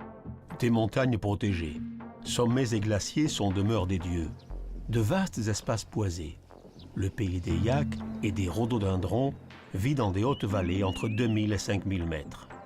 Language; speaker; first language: French; native; French